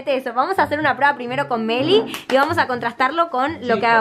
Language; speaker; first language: Spanish; native; Spanish